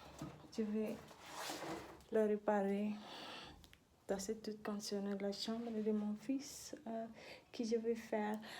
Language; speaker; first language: French; non-native, learner; Dutch